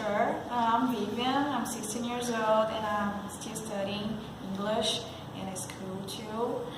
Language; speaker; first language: English; non-native, learner; Portuguese